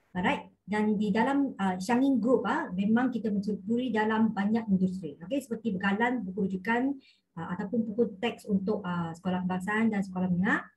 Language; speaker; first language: Malay; non-native, local second language; Cantonese